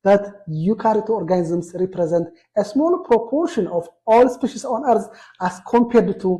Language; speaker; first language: English; non-native, local second language; Amharic